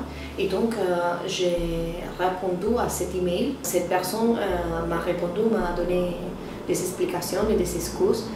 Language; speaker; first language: French; non-native, learner; Spanish